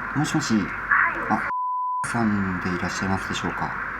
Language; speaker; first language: Japanese; native; Japanese